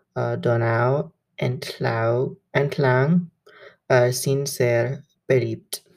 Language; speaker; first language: German; non-native, learner; English